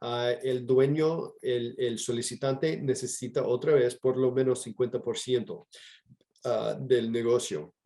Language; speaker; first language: Spanish; non-native, fluent; English